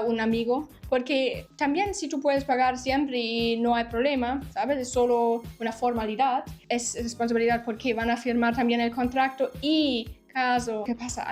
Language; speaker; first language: Spanish; non-native, fluent; German